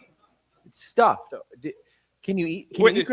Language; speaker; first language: English; native; English